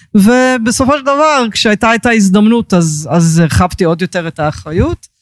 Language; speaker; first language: Hebrew; early bilingual, heritage; Hebrew